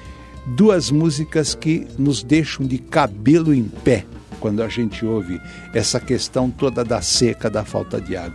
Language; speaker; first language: Portuguese; native; Portuguese